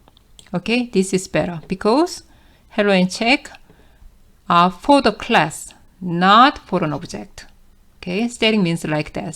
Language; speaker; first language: English; non-native, fluent; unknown